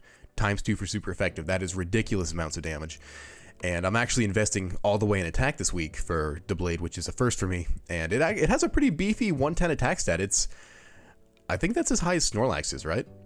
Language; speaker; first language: English; native; English